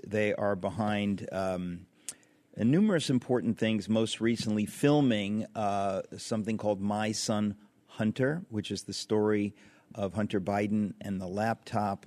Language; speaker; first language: English; native; English